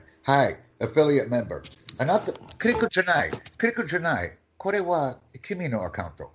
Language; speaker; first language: Japanese; non-native, learner; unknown